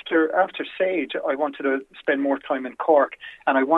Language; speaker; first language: English; native; English